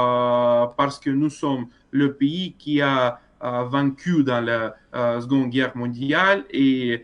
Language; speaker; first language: French; non-native, fluent; Russian